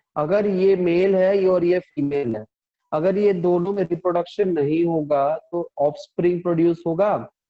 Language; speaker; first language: Hindi; non-native, local second language; Punjabi